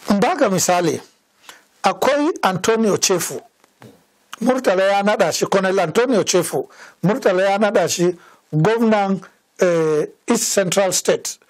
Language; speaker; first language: Hausa; non-native, local second language; Fula